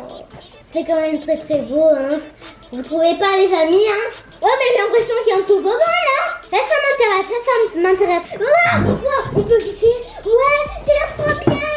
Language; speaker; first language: French; native; French